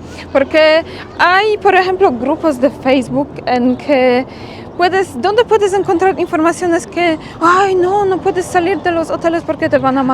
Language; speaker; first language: Spanish; non-native, fluent; Polish